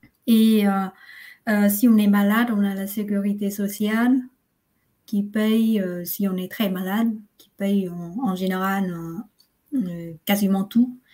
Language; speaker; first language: French; non-native, fluent; Vietnamese